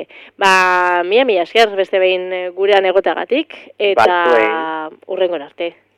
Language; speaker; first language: Basque; native; Basque